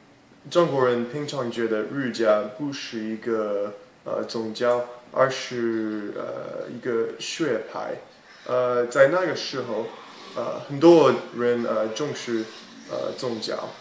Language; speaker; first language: Chinese; non-native, learner; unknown